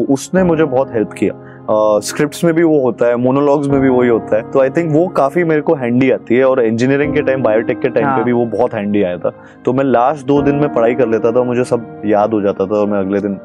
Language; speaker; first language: Hindi; native; Hindi